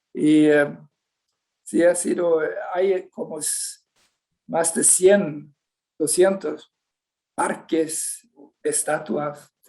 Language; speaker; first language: Spanish; non-native, fluent; Swedish